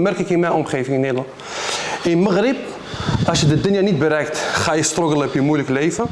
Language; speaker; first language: Dutch; early bilingual, other home language; Arabic